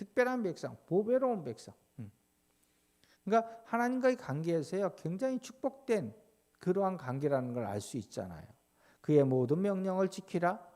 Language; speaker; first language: Korean; native; Korean